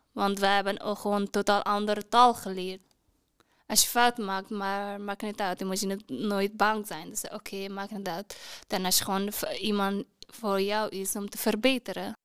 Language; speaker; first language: Dutch; non-native, learner; Persian